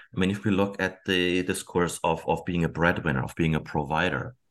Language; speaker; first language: English; non-native, fluent; German